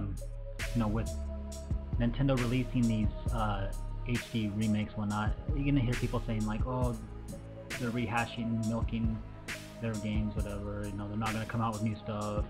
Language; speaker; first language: English; native; English